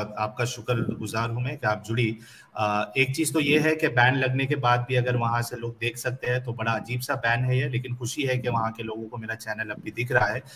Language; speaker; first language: Hindi; native; Hindi